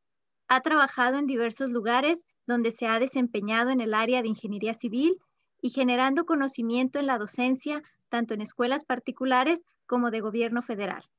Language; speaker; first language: Spanish; native; Spanish